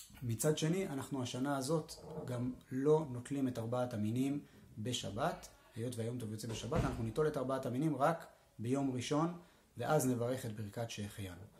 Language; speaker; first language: Hebrew; native; Hebrew